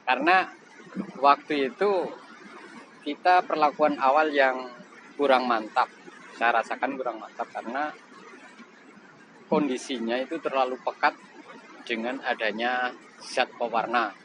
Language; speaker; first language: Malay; non-native, local second language; Javanese